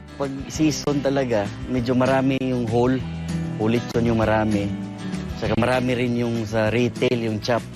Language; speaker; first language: Filipino; non-native, local second language; Cebuano